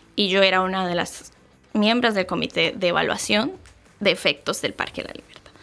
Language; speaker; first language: Spanish; native; Spanish